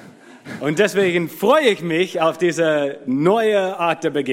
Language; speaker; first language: German; non-native, fluent; English